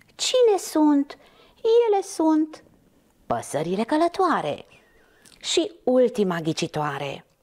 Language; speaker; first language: Romanian; non-native, local second language; Hungarian